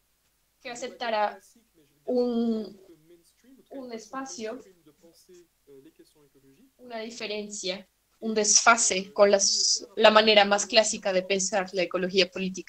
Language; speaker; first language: Spanish; non-native, fluent; French